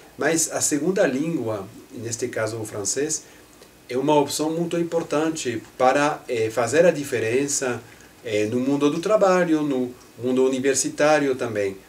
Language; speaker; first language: Portuguese; non-native, fluent; French